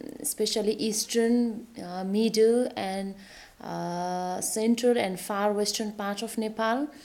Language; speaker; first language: English; non-native, fluent; Nepali